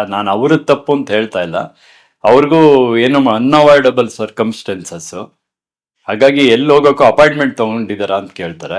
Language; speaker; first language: Kannada; native; Kannada